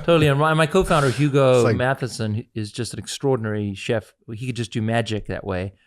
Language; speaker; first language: English; native; English